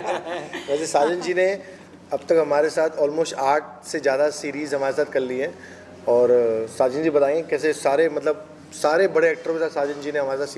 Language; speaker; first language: Hindi; native; Hindi